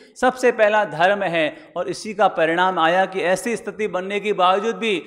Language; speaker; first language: Hindi; native; Hindi